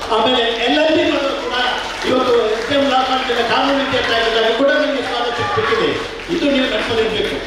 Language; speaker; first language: Kannada; non-native, local second language; Tulu